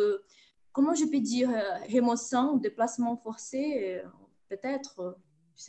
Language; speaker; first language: French; non-native, fluent; Portuguese